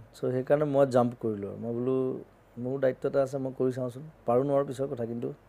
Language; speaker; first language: Assamese; native; Assamese